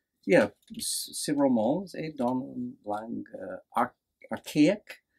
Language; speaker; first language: French; non-native, learner; English